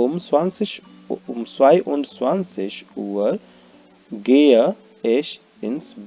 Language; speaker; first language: German; non-native, fluent; Hindi